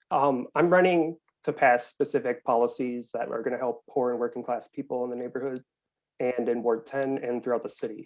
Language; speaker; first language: English; native; English